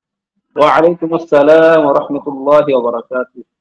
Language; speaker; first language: Arabic; non-native, learner; Bangla